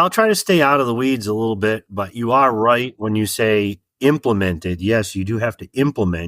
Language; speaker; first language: English; native; English